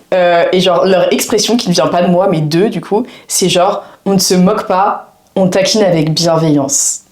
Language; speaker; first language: French; native; French